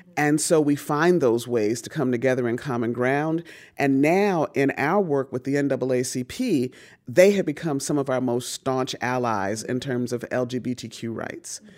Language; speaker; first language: English; native; English